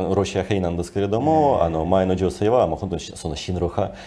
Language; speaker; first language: Japanese; non-native, fluent; Ukrainian